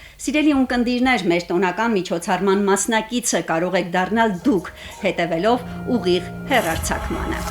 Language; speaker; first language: Armenian; native; Armenian